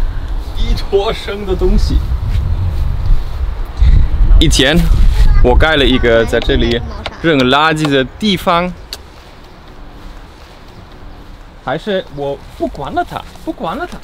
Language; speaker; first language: Chinese; non-native, fluent; German